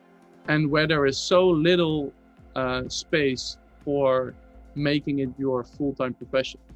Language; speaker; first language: English; non-native, fluent; Dutch